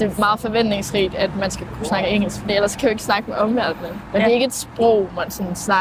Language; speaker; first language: Danish; native; Danish